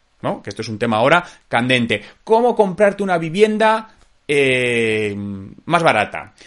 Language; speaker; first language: Spanish; native; Spanish